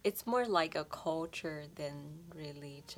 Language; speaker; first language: English; non-native, fluent; Chinese